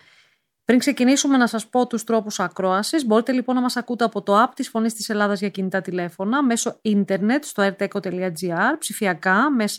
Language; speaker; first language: Greek; native; Greek